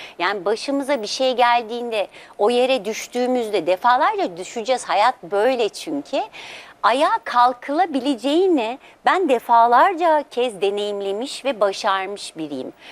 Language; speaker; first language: Turkish; native; Turkish